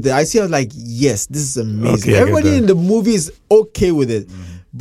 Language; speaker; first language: English; non-native, local second language; Akan